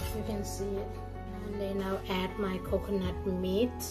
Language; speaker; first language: English; non-native, fluent; Thai